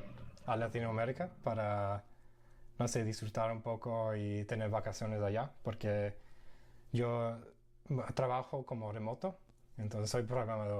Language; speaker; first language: Spanish; non-native, fluent; English